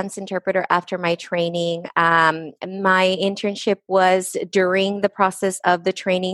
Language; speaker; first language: English; early bilingual, other home language; Spanish